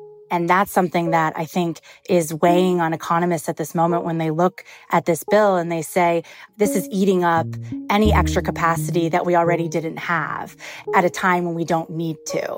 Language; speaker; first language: English; native; English